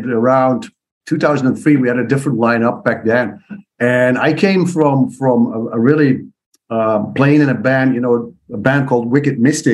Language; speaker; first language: English; non-native, fluent; Dutch